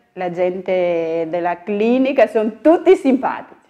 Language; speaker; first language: Italian; non-native, learner; Malagasy